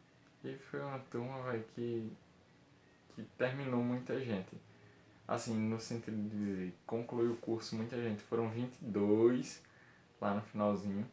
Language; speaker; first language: Portuguese; native; Portuguese